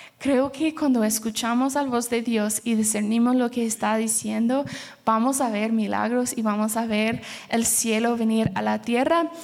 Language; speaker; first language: Spanish; early bilingual, heritage; Spanish